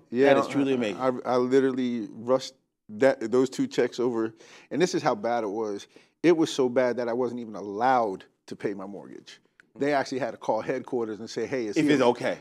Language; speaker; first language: English; native; English